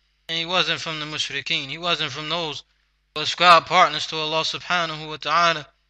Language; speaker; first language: English; native; English